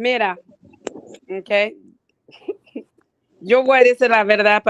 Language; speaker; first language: Spanish; non-native, learner; English